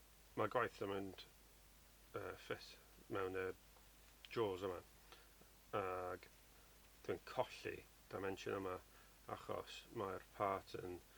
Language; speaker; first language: Welsh; non-native, learner; English